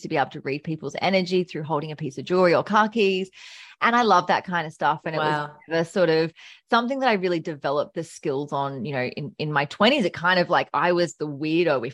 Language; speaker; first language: English; native; English